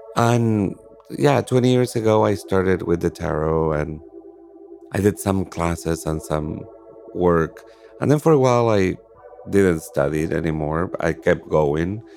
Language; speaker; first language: English; non-native, fluent; Spanish